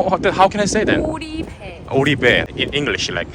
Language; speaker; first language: English; non-native, learner; Korean